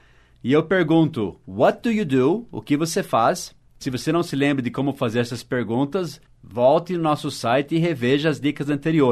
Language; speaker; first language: Portuguese; non-native, fluent; English